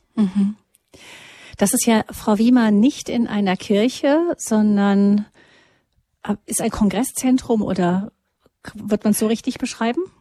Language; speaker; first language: German; native; German